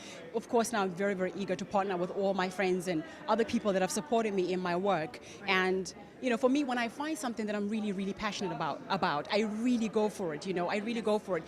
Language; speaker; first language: English; non-native, local second language; Tswana